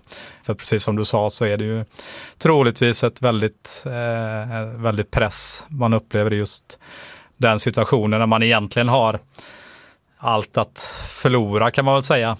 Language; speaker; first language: Swedish; native; Swedish